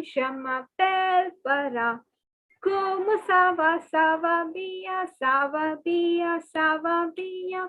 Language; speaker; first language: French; non-native, learner; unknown